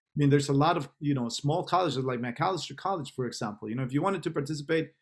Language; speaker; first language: English; non-native, fluent; Spanish